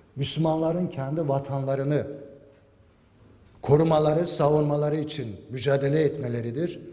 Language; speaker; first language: Turkish; native; Turkish